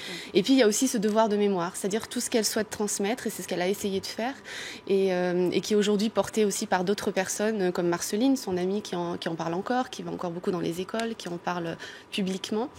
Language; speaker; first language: French; native; French